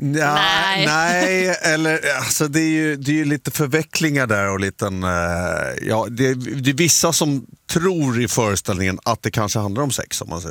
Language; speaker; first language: Swedish; native; Swedish